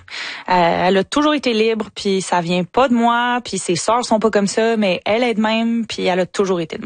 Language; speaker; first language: French; native; French